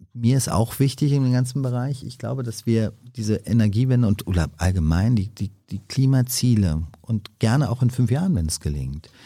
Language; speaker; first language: German; native; German